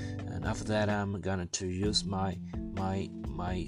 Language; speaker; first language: English; non-native, learner; Chinese